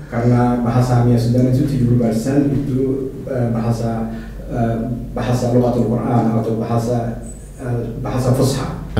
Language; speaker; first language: Indonesian; non-native, fluent; Arabic